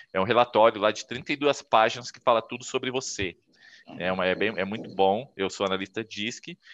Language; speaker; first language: Portuguese; native; Portuguese